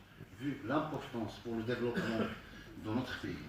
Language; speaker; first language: French; native; French